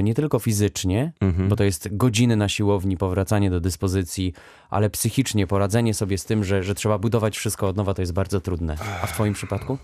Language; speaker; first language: Polish; native; Polish